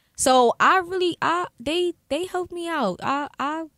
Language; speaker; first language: English; native; English